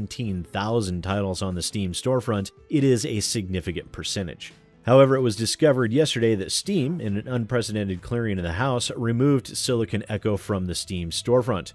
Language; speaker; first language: English; native; English